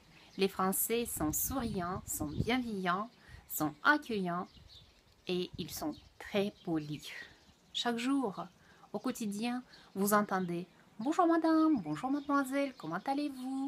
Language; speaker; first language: French; non-native, fluent; Russian